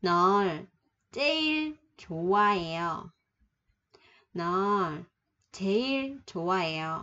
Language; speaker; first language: Korean; non-native, fluent; Vietnamese